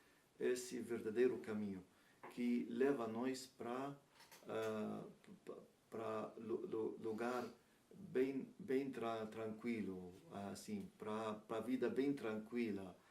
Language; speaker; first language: Portuguese; non-native, learner; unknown